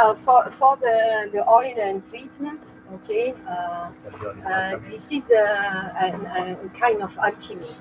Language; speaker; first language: English; non-native, learner; French